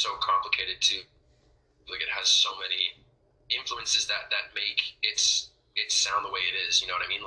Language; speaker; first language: English; native; English